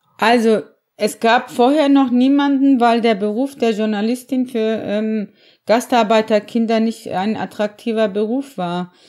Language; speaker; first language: German; early bilingual, other home language; Turkish